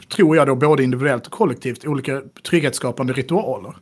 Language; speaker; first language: Swedish; native; Swedish